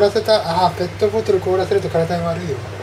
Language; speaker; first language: Japanese; native; Japanese